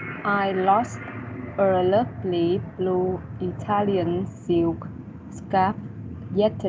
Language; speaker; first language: English; non-native, learner; Vietnamese